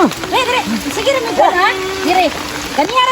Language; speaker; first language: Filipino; non-native, local second language; Cebuano